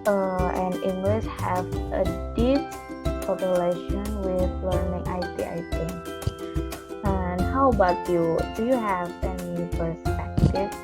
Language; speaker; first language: English; non-native, learner; Indonesian